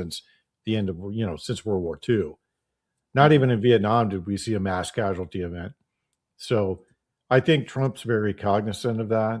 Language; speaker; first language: English; native; English